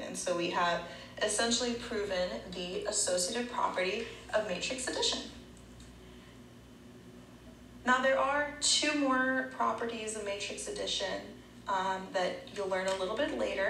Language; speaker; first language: English; native; English